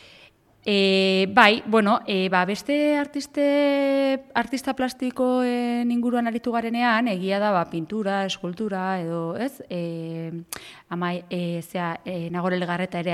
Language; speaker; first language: Basque; native; Basque